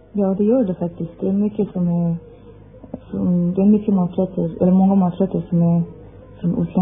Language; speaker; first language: Swedish; non-native, fluent; Persian